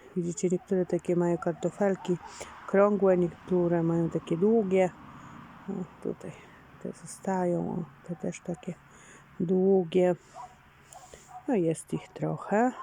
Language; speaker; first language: Polish; native; Polish